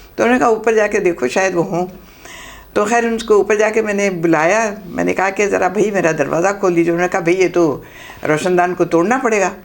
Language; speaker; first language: Urdu; native; Urdu